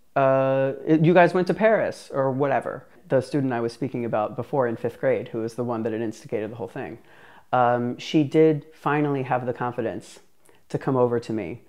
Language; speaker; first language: English; native; English